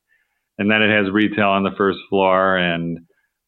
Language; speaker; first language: English; native; English